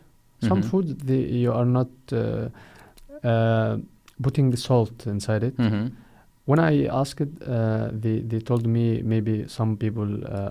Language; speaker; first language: English; non-native, fluent; Arabic